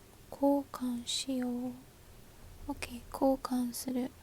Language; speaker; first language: Japanese; non-native, learner; English